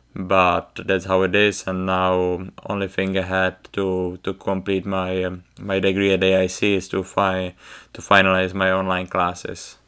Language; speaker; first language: English; non-native, fluent; Czech